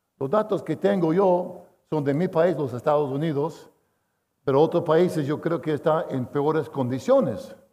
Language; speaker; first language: Spanish; non-native, fluent; English